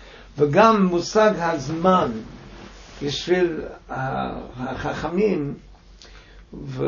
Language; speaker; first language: Hebrew; non-native, fluent; English